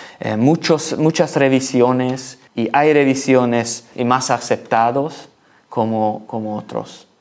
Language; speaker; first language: Spanish; non-native, learner; Hungarian